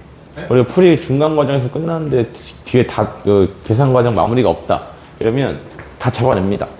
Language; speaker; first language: Korean; native; Korean